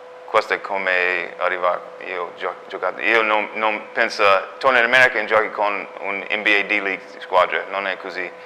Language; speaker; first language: Italian; non-native, learner; English